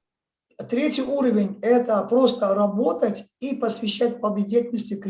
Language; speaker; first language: Russian; native; Russian